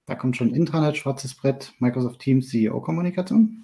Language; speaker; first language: German; native; German